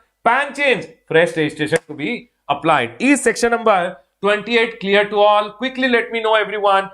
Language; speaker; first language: English; non-native, local second language; Hindi